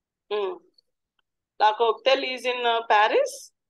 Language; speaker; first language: English; non-native, local second language; Telugu